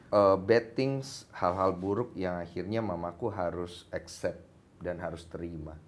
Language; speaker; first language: Indonesian; native; Indonesian